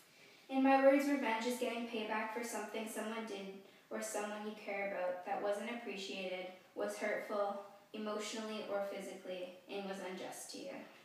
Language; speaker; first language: English; native; English